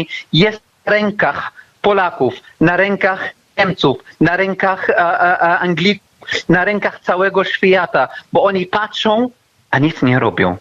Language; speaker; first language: Polish; non-native, fluent; Arabic